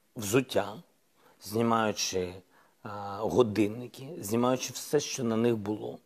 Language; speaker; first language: Ukrainian; non-native, local second language; Russian